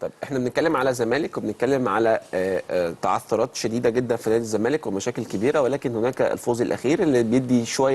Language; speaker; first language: Arabic; native; Arabic